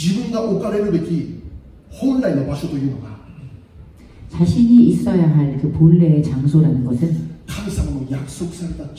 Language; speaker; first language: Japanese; non-native, fluent; Korean